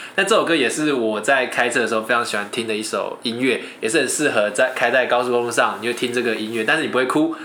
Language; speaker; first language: Chinese; non-native, local second language; Min Nan Chinese